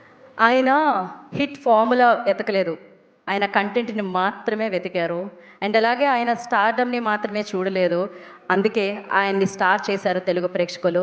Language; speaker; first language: Telugu; native; Telugu